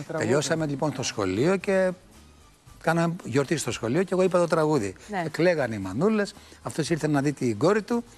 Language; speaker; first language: Greek; early bilingual, other home language; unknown